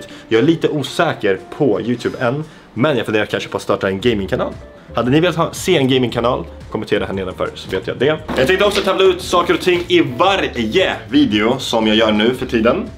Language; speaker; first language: Swedish; native; Swedish